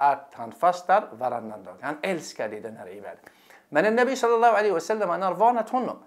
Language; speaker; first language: Swedish; non-native, fluent; Arabic